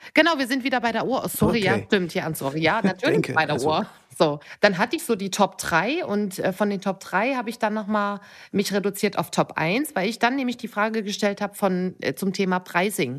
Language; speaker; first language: German; native; German